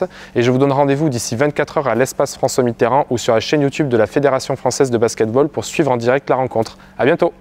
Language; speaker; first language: French; native; French